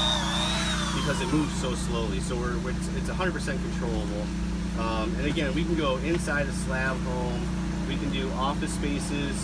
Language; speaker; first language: English; native; English